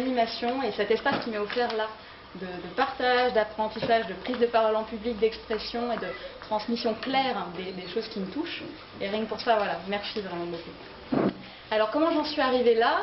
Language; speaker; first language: French; native; French